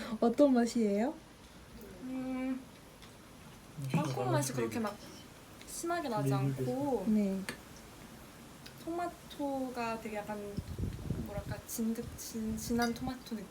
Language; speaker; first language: Korean; non-native, fluent; French